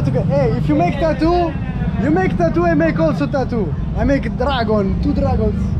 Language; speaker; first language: English; non-native, fluent; Italian